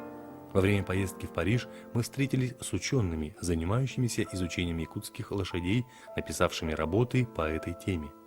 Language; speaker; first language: Russian; native; Russian